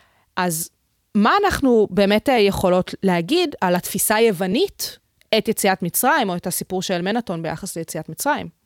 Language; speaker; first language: Hebrew; native; Hebrew